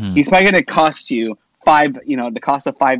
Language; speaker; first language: English; early bilingual, other home language; Spanish